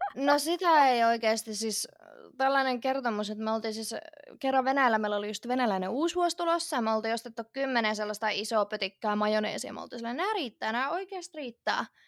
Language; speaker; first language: Finnish; early bilingual, other home language; Russian